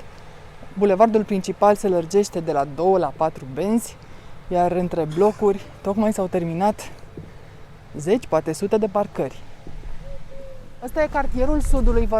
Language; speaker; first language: Romanian; native; Romanian